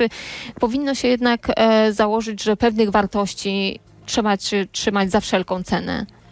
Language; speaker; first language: Polish; native; Polish